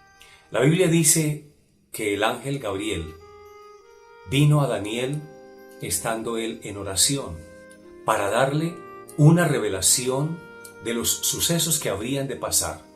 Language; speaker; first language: Spanish; native; Spanish